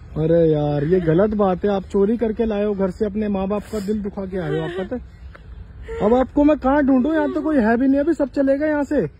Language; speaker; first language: Hindi; native; Hindi